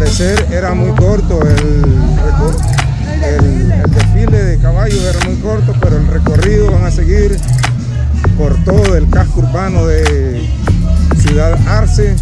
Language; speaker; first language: Spanish; native; Spanish